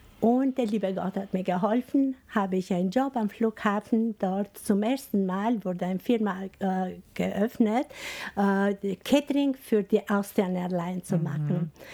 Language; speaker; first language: German; non-native, fluent; Albanian